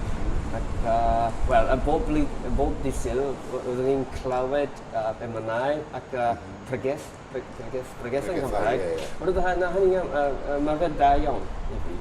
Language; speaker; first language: Welsh; non-native, learner; Japanese